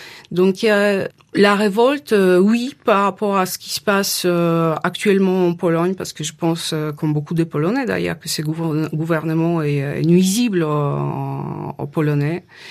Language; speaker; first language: French; non-native, fluent; Polish